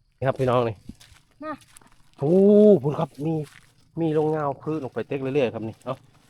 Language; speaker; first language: Thai; native; Thai